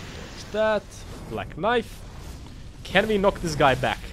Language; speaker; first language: English; non-native, fluent; Croatian